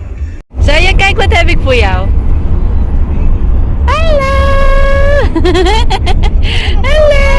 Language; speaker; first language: Dutch; non-native, learner; Filipino